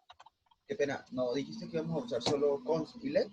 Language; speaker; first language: Spanish; native; Spanish